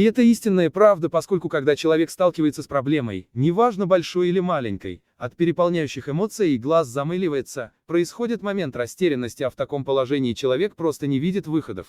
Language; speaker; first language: Russian; native; Russian